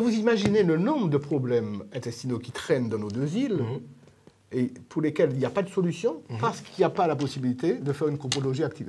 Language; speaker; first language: French; native; French